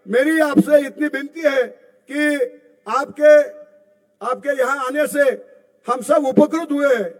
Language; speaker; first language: Hindi; non-native, local second language; Marathi